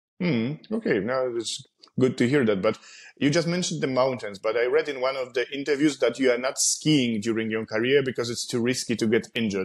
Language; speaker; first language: English; non-native, fluent; Polish